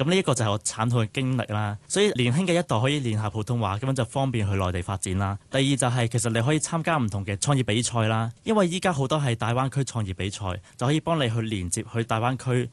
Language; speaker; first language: Cantonese; native; Cantonese